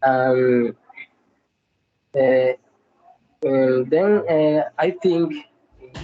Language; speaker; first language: English; non-native, learner; Spanish